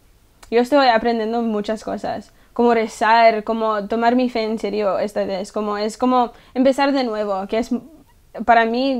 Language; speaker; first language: Spanish; early bilingual, heritage; English